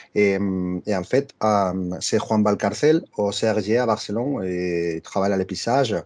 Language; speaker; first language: French; non-native, fluent; Spanish